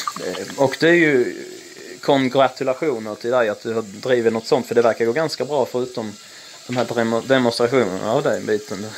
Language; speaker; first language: Swedish; native; Swedish